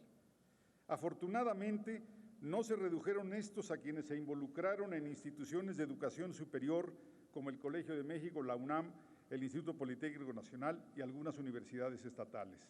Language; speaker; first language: Spanish; native; Spanish